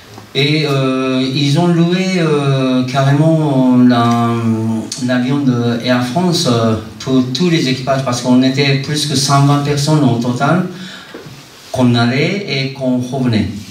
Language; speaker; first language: French; non-native, fluent; Japanese